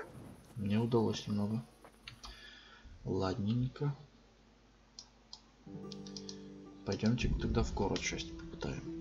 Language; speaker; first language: Russian; native; Russian